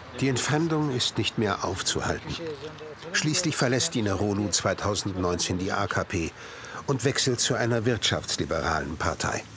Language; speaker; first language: German; native; German